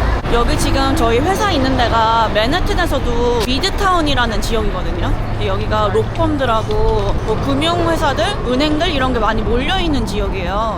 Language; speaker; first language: Korean; early bilingual, heritage; Korean